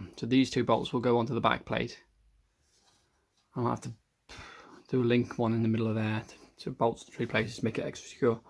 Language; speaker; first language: English; native; English